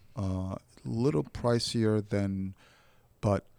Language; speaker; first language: English; non-native, fluent; Somali